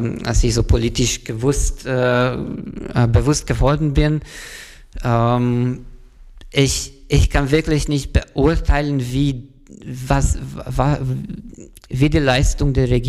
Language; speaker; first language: German; non-native, fluent; Hungarian